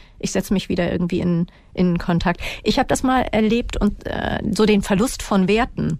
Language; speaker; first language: German; native; German